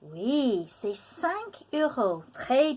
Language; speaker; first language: French; non-native, fluent; English